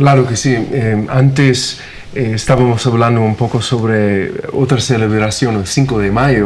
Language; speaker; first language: Spanish; non-native, fluent; English